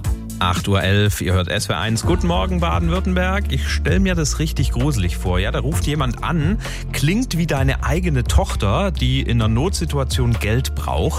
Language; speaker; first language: German; native; German